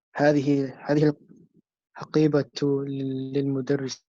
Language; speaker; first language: Arabic; non-native, learner; English